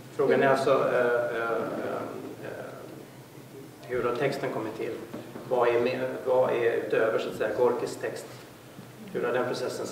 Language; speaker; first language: Swedish; native; Swedish